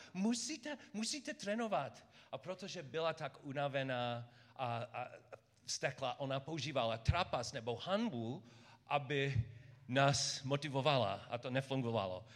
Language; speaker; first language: Czech; non-native, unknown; English